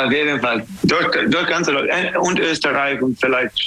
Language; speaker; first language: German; non-native, fluent; English